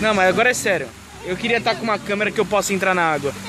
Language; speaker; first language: Portuguese; native; Portuguese